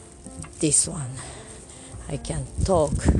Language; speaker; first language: English; non-native, learner; Japanese